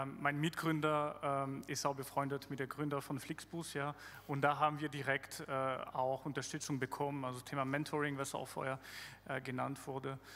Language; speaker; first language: German; non-native, fluent; French